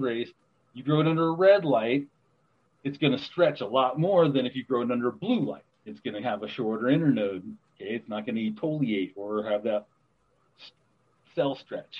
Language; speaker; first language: English; native; English